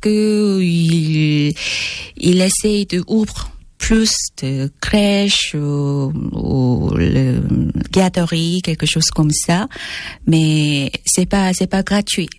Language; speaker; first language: French; non-native, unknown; Korean